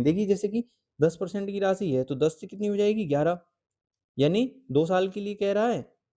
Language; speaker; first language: Hindi; native; Hindi